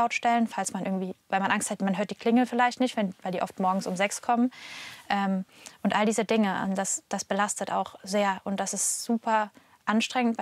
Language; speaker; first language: German; native; German